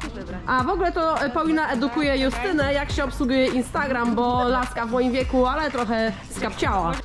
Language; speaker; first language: Polish; native; Polish